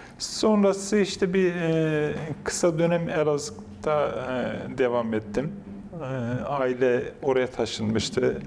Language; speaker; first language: Turkish; non-native, local second language; Kurdish